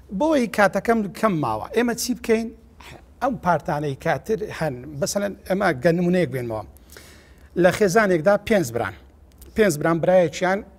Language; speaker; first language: Central Kurdish; native; Central Kurdish